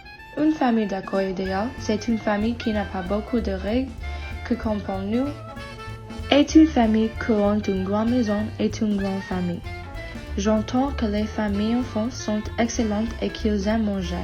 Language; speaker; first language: French; non-native, learner; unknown